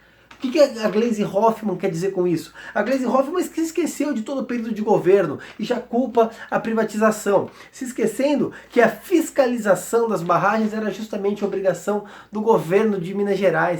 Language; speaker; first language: Portuguese; native; Portuguese